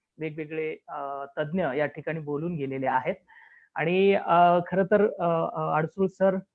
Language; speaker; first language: Marathi; non-native, local second language; Lambadi